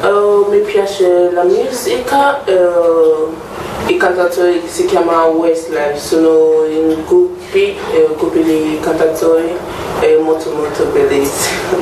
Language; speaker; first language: Italian; non-native, learner; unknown